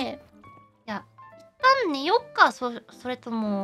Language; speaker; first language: Japanese; non-native, learner; English